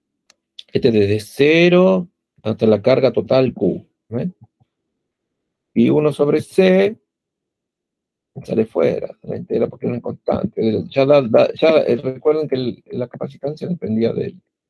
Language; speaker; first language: Spanish; native; Spanish